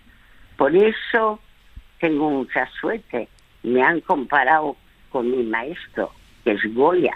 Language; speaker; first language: Spanish; non-native, fluent; French